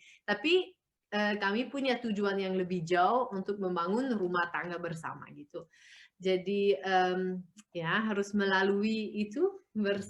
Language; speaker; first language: Indonesian; non-native, fluent; Dutch